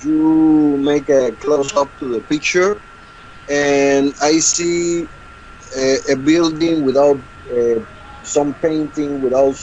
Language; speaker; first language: English; non-native, learner; Spanish